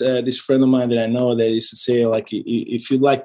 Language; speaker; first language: English; non-native, fluent; Italian